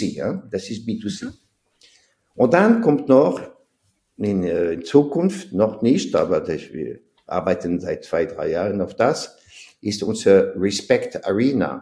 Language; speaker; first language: German; non-native, fluent; French